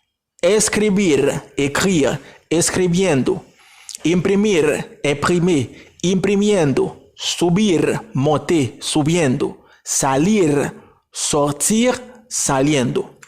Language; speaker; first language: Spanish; non-native, fluent; Haitian Creole